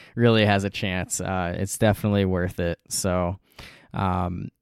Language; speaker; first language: English; native; English